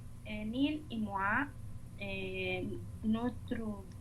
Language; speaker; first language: French; non-native, learner; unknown